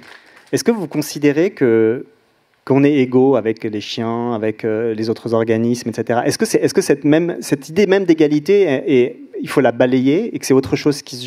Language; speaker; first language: French; native; French